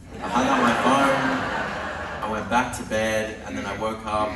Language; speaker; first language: English; native; English